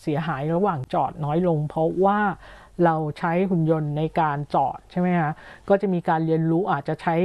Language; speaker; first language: Thai; native; Thai